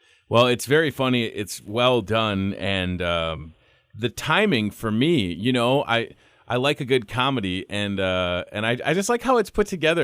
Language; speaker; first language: English; native; English